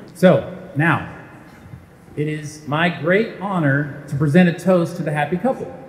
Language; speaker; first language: English; early bilingual, other home language; Portuguese